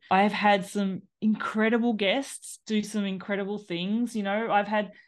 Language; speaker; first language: English; native; English